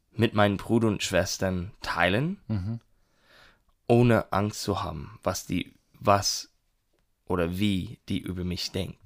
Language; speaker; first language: German; non-native, learner; English